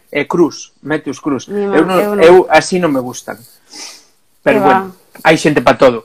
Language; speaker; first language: Galician; non-native, local second language; Spanish